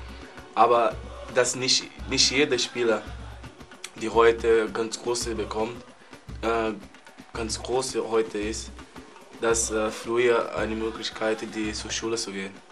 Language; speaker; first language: German; non-native, learner; Portuguese